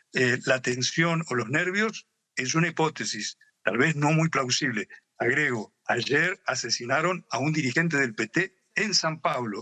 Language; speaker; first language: Spanish; native; Spanish